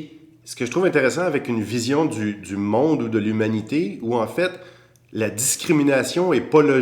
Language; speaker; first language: French; native; French